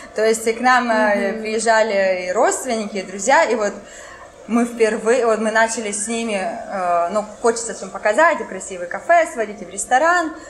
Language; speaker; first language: Russian; non-native, local second language; French